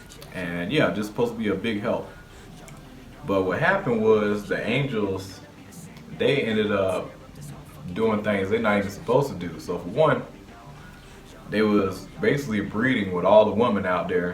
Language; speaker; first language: English; native; English